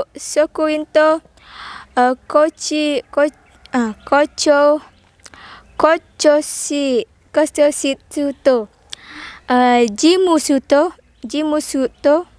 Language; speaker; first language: Japanese; non-native, learner; Indonesian